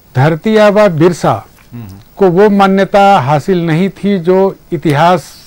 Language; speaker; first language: Hindi; native; Hindi